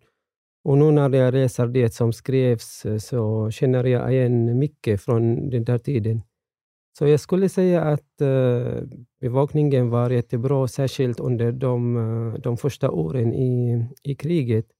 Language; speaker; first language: Swedish; non-native, fluent; Arabic